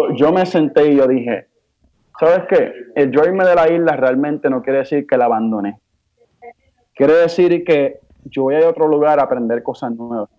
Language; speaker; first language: Spanish; native; Spanish